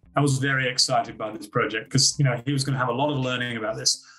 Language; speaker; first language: English; native; English